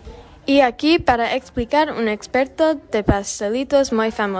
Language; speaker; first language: Spanish; non-native, learner; English